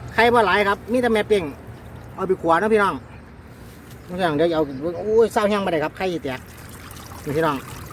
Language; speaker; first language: Thai; native; Thai